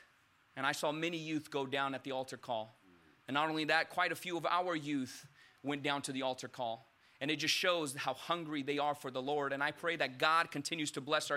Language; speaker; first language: English; early bilingual, other home language; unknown